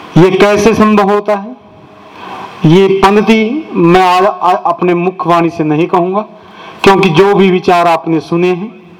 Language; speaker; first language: Hindi; native; Hindi